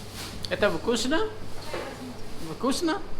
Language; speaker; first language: Russian; non-native, learner; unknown